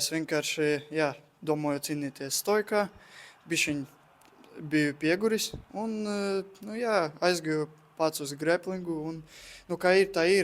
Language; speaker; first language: Latvian; non-native, local second language; Russian